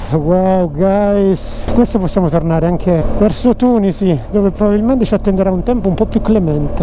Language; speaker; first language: Italian; native; Italian